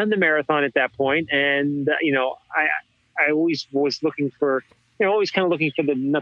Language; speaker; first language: English; native; English